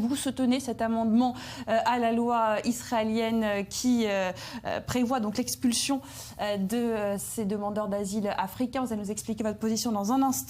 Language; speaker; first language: French; native; French